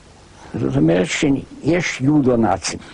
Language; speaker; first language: Hebrew; non-native, fluent; German